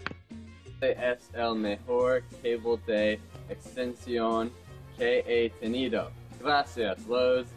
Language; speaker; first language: Spanish; non-native, learner; English